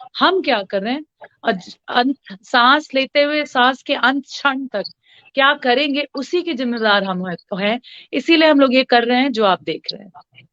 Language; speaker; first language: Hindi; non-native, local second language; Bhojpuri